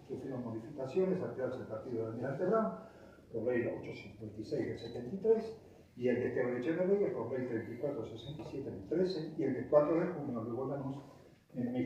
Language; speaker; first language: Spanish; native; Spanish